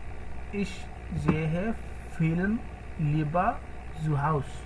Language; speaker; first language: German; non-native, learner; Bangla